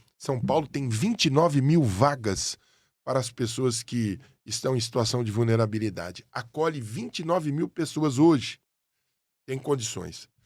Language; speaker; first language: Portuguese; native; Portuguese